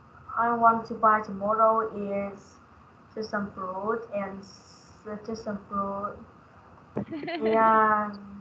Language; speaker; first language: English; non-native, learner; Vietnamese